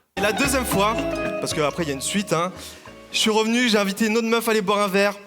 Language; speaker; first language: French; early bilingual, other home language; Vietnamese